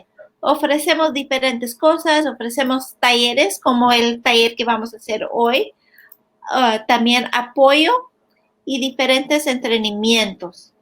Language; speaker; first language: Spanish; early bilingual, heritage; Spanish